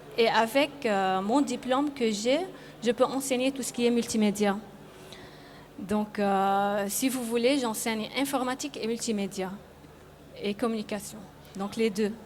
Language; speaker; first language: French; non-native, local second language; Arabic